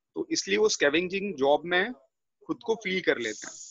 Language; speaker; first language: Hindi; native; Hindi